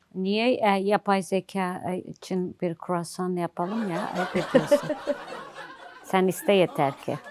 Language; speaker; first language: Turkish; non-native, fluent; Azerbaijani